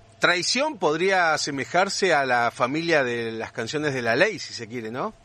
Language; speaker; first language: Spanish; native; Spanish